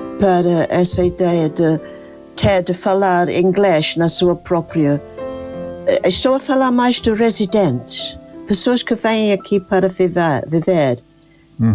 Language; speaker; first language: Portuguese; non-native, fluent; English